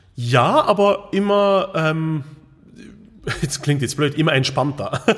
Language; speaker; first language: German; native; German